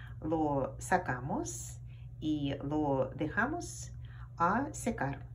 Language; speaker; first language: Spanish; non-native, fluent; Russian